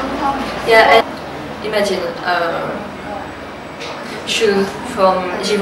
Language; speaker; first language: English; non-native, learner; French